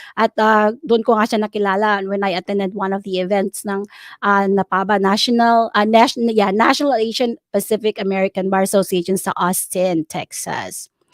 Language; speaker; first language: Filipino; native; Filipino